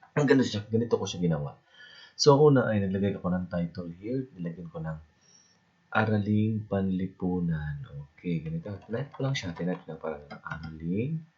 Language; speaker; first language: Filipino; non-native, local second language; Cebuano